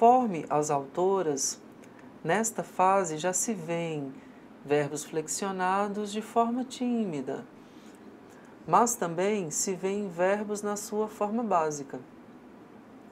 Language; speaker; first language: Portuguese; native; Portuguese